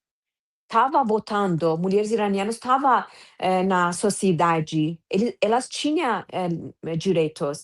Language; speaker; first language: Portuguese; non-native, fluent; Persian